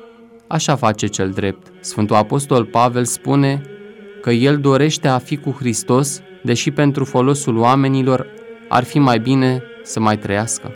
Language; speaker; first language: Romanian; native; Romanian